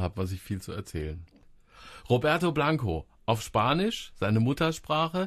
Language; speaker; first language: German; native; German